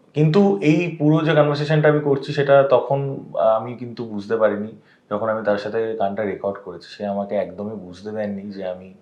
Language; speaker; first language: Bangla; native; Bangla